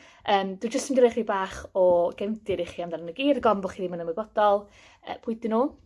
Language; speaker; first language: Welsh; native; Welsh